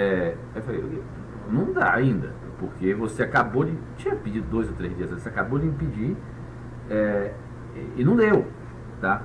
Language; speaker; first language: Portuguese; native; Portuguese